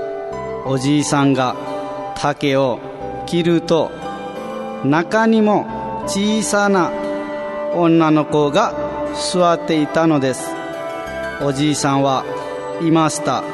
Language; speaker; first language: Japanese; non-native, fluent; Nepali